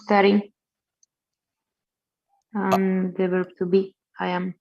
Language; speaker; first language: English; non-native, learner; Spanish